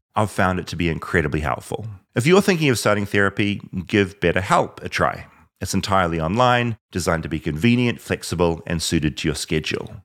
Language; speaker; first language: English; native; English